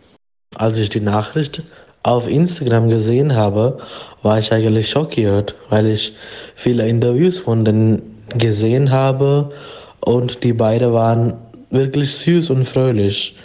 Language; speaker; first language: German; non-native, learner; Malayalam